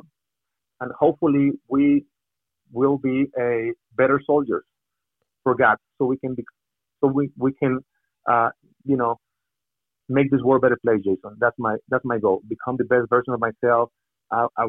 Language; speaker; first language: English; non-native, fluent; Spanish